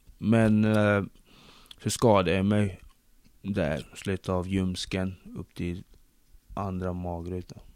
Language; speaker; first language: Swedish; early bilingual, other home language; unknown